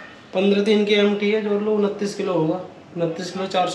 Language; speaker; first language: Hindi; native; Hindi